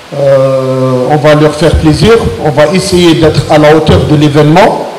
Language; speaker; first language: French; non-native, local second language; Arabic